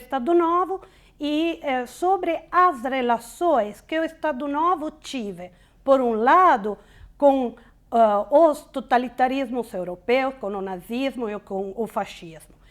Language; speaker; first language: Portuguese; non-native, fluent; Italian